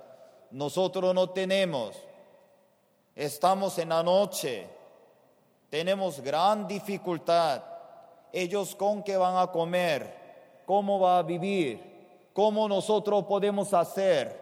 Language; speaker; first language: Spanish; non-native, fluent; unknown